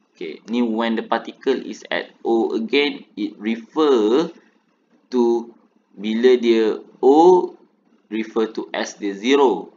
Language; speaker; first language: English; non-native, local second language; Malay